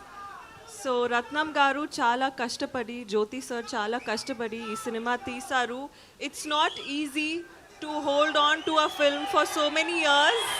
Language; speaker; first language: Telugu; non-native, learner; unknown